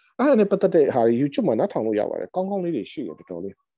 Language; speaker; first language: English; non-native, fluent; Burmese